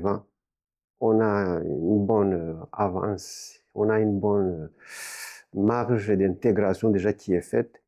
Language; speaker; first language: French; non-native, local second language; Kinyarwanda